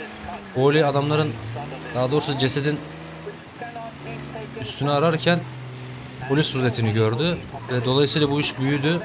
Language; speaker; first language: Turkish; native; Turkish